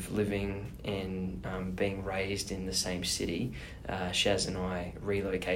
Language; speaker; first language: English; native; English